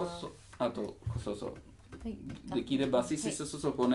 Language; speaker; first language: Japanese; non-native, learner; Italian